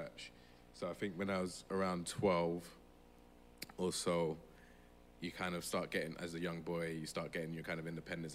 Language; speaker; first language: English; native; English